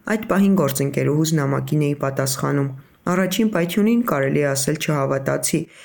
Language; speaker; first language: Armenian; native; Armenian